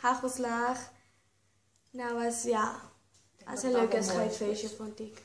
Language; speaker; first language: Dutch; non-native, learner; Spanish